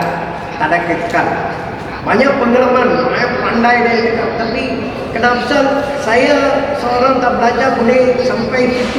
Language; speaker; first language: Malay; non-native, local second language; Tamil